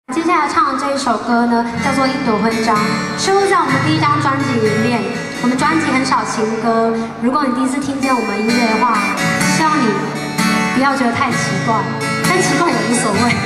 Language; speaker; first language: Chinese; native; Chinese